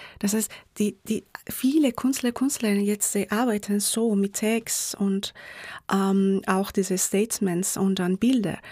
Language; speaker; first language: German; non-native, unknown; Persian